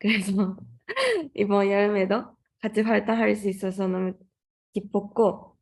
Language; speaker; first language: Korean; non-native, fluent; Japanese